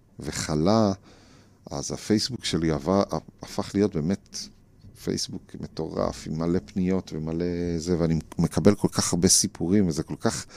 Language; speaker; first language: Hebrew; native; Hebrew